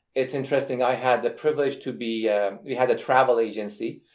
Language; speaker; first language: English; non-native, fluent; Persian